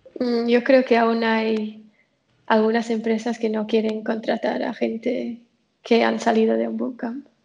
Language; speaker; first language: Spanish; non-native, fluent; English